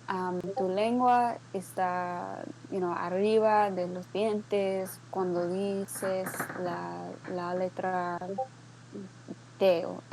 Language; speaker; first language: Spanish; non-native, learner; English